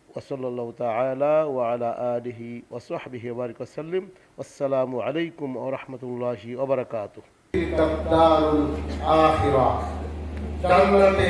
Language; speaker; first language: Arabic; non-native, fluent; Bangla